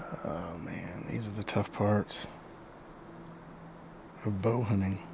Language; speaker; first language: English; native; English